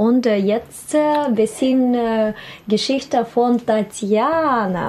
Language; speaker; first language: German; non-native, learner; Russian